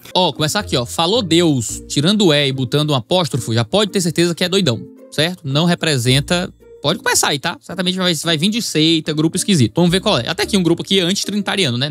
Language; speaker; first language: Portuguese; native; Portuguese